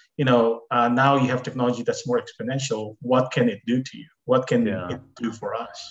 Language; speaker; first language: English; non-native, local second language; Filipino